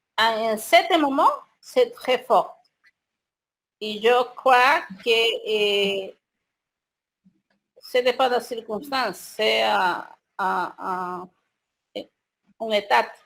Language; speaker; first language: French; non-native, learner; Spanish